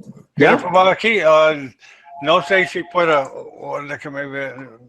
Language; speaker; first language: Spanish; non-native, learner; English